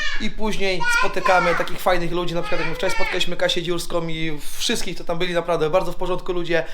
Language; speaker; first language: Polish; native; Polish